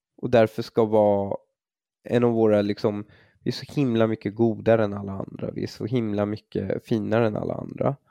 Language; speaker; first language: Swedish; early bilingual, other home language; Persian